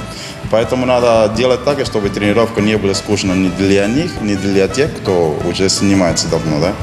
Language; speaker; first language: Russian; non-native, fluent; Spanish